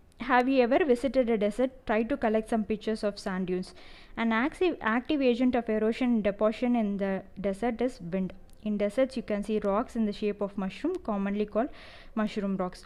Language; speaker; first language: English; non-native, local second language; Tamil